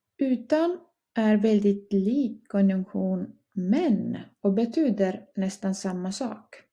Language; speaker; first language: Swedish; non-native, fluent; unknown